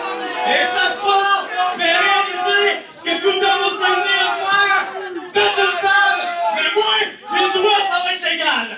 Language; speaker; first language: French; native; French